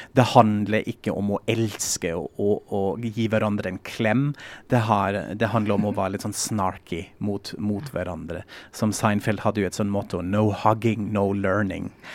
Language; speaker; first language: Norwegian; non-native, fluent; German